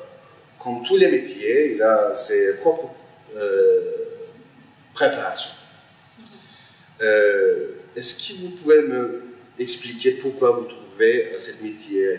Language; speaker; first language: French; non-native, fluent; Turkish